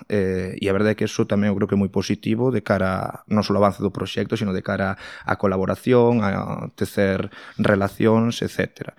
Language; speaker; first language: Galician; non-native, local second language; Spanish